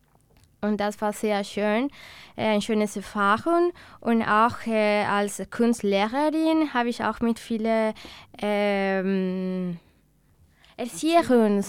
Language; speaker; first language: German; non-native, learner; Spanish